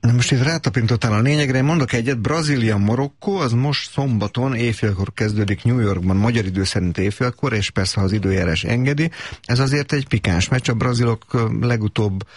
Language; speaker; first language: Hungarian; native; Hungarian